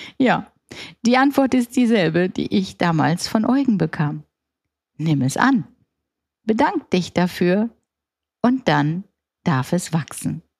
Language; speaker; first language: German; native; German